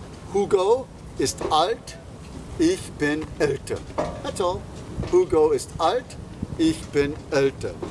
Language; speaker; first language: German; non-native, fluent; English